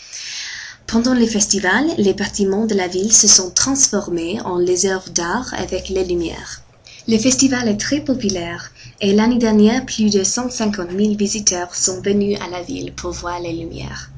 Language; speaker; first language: French; non-native, fluent; English